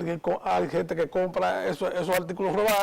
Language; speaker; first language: Spanish; native; Spanish